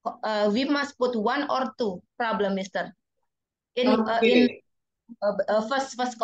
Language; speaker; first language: English; non-native, learner; Indonesian